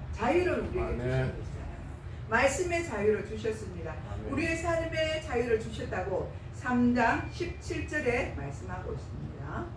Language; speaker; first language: Korean; native; Korean